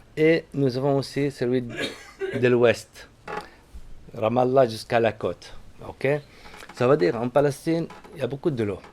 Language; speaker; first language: French; non-native, fluent; Arabic